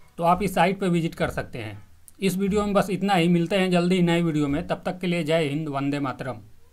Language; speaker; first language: Hindi; native; Hindi